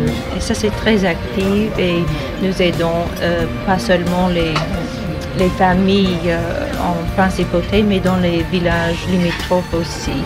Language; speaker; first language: French; non-native, fluent; English